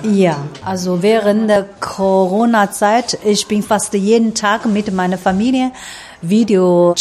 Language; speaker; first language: German; non-native, learner; Chinese